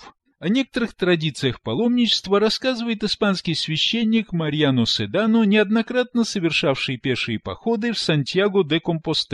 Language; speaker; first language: Russian; native; Russian